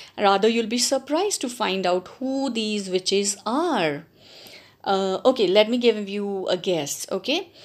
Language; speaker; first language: English; non-native, local second language; Punjabi